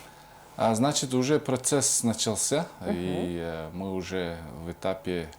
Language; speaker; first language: Russian; non-native, fluent; Mongolian